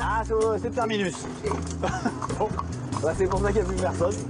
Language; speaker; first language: French; native; French